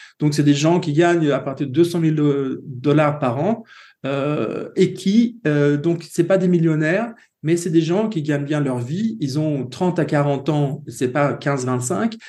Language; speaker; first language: French; non-native, fluent; Swedish